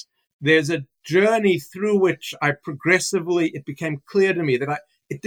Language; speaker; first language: English; native; English